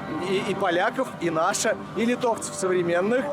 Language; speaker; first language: Russian; native; Russian